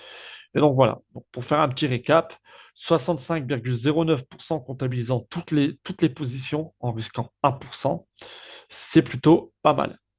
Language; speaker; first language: French; native; French